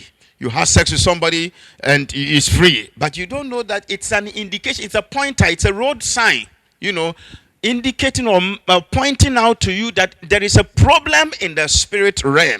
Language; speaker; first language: English; non-native, local second language; Akan